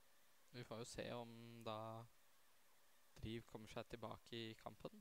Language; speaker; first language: Norwegian; native; Norwegian